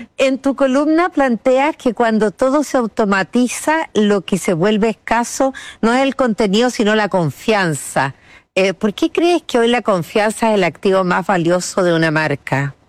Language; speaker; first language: Spanish; native; Spanish